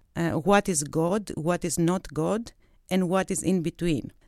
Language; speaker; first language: English; non-native, fluent; Greek